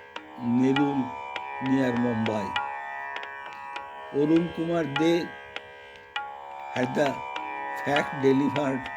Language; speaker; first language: English; non-native, local second language; Bangla